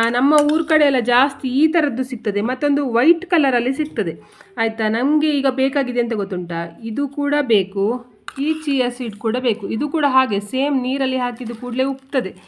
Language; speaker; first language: Kannada; non-native, local second language; Konkani